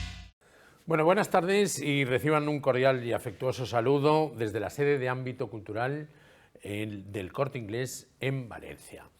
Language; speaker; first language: Spanish; native; Spanish